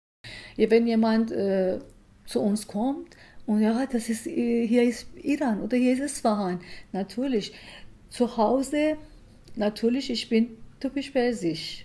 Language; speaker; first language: German; non-native, learner; Persian